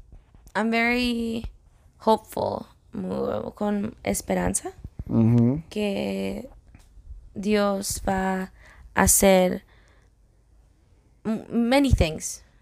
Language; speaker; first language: Spanish; early bilingual, heritage; Spanish